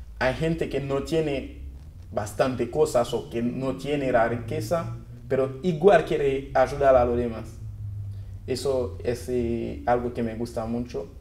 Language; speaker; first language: Spanish; non-native, learner; Haitian Creole